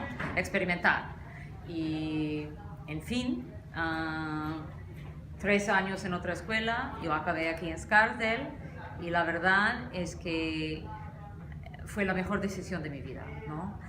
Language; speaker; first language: Spanish; non-native, fluent; English